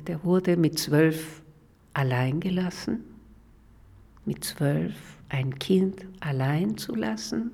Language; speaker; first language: German; non-native, fluent; Spanish